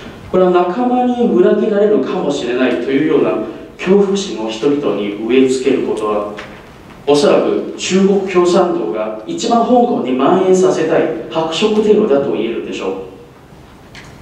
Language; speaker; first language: Japanese; non-native, fluent; Cantonese